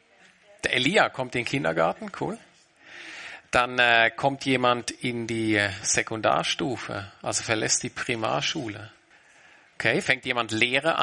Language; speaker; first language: German; native; German